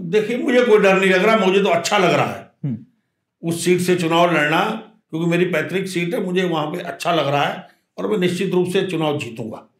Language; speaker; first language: Hindi; native; Hindi